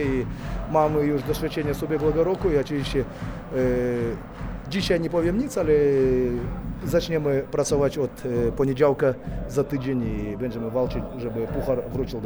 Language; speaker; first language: Polish; non-native, fluent; Russian